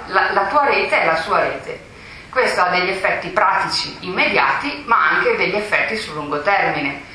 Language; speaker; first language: Italian; native; Italian